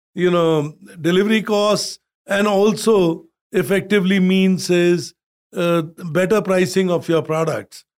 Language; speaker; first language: English; non-native, local second language; Hindi